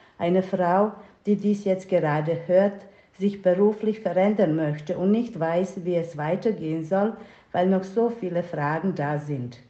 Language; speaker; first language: German; non-native, fluent; Serbian